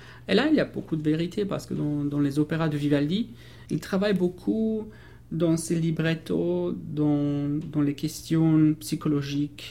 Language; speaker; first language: French; non-native, fluent; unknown